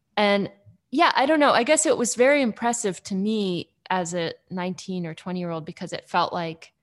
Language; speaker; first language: English; native; English